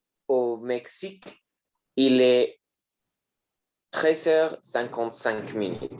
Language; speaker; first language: French; non-native, learner; Spanish